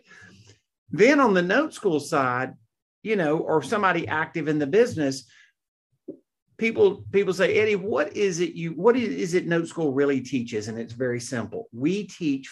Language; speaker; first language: English; native; English